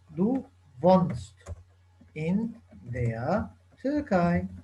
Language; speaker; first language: German; non-native, fluent; Turkish